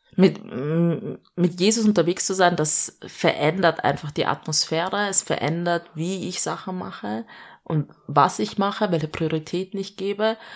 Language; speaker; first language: German; early bilingual, other home language; Malayalam